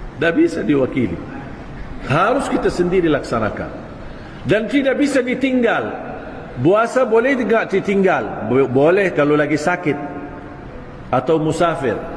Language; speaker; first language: Malay; non-native, fluent; Arabic